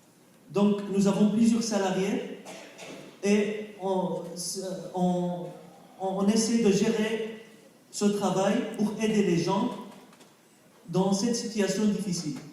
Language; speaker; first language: French; non-native, fluent; Arabic